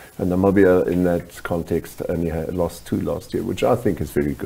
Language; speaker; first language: English; non-native, local second language; German